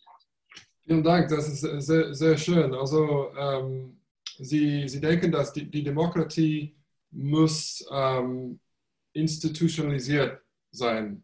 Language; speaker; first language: German; non-native, fluent; English